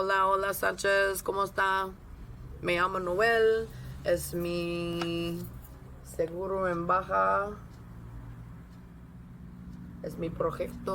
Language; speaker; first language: Spanish; non-native, learner; English